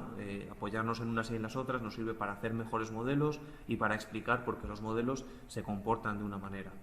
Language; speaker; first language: Spanish; native; Spanish